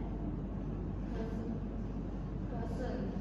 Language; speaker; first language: English; non-native, learner; Lao